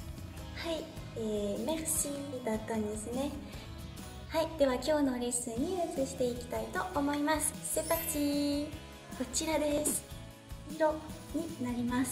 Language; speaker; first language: Japanese; non-native, fluent; French